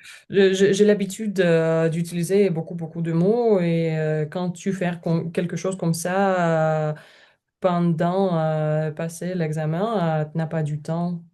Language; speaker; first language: French; non-native, learner; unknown